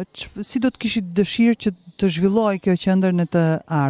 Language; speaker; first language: Albanian; native; Albanian